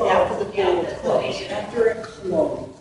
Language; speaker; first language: English; native; English